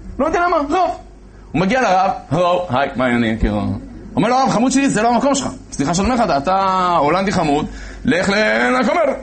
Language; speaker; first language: Hebrew; native; Hebrew